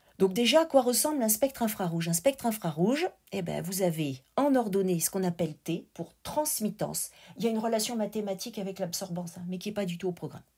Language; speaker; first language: French; native; French